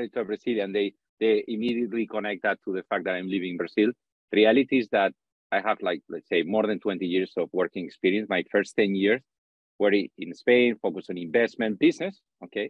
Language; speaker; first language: English; non-native, fluent; Spanish